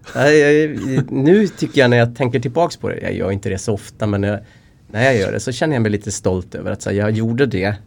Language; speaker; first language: Swedish; native; Swedish